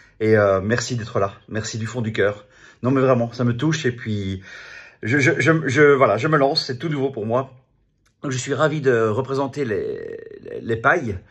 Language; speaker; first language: French; native; French